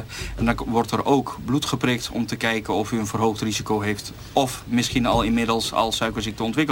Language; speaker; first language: Dutch; native; Dutch